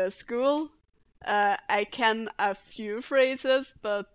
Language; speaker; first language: English; non-native, fluent; Norwegian